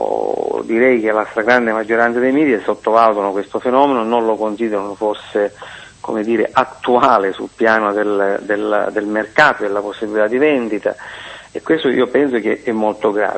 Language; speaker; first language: Italian; native; Italian